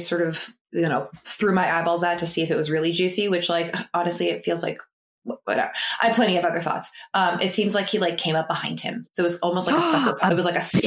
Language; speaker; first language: English; native; English